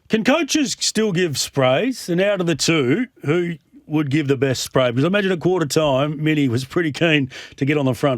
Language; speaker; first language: English; native; English